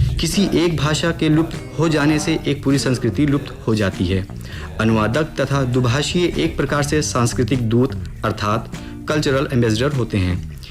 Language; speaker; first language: Hindi; native; Hindi